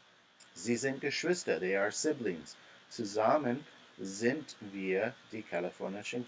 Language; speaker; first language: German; non-native, fluent; English